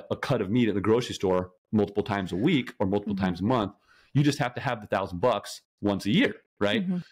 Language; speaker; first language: English; native; English